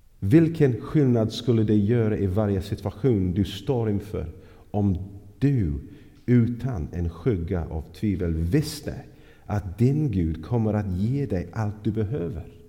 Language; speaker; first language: Swedish; non-native, fluent; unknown